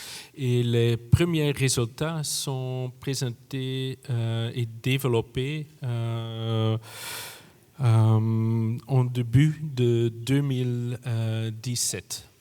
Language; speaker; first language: French; non-native, fluent; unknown